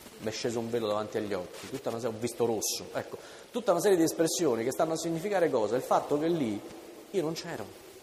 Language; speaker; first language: Italian; native; Italian